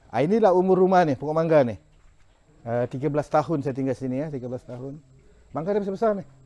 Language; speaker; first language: Malay; non-native, local second language; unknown